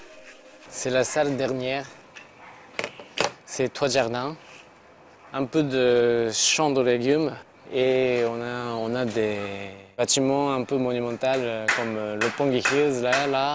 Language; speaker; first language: French; non-native, learner; Japanese